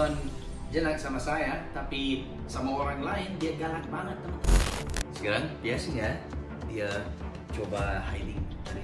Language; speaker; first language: Indonesian; non-native, learner; English